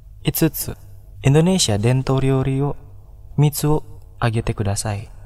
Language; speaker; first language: Japanese; non-native, fluent; Indonesian